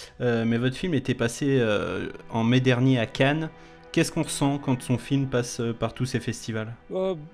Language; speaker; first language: French; native; French